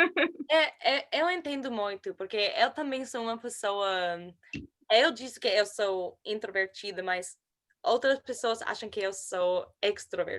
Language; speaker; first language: Portuguese; non-native, learner; English